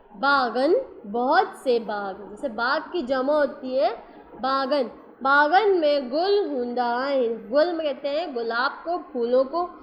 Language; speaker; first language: Urdu; native; Urdu